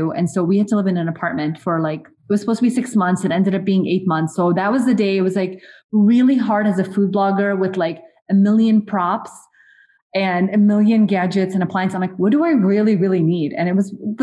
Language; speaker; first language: English; early bilingual, other home language; Arabic